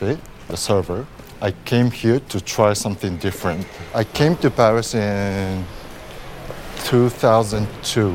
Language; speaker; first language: English; non-native, fluent; Japanese